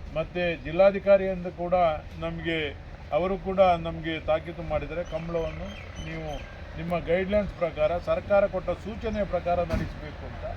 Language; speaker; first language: Kannada; non-native, local second language; Tulu